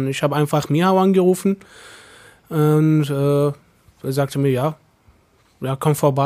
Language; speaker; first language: German; non-native, fluent; Arabic